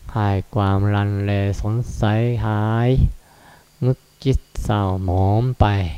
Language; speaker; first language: Thai; non-native, fluent; Japanese